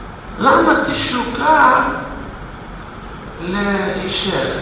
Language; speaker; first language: Hebrew; non-native, fluent; Russian